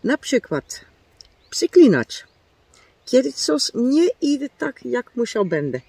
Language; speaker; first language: Polish; non-native, learner; Dutch